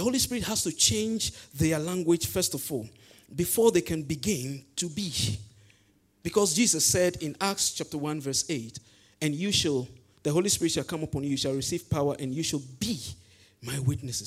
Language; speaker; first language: English; non-native, local second language; Ewe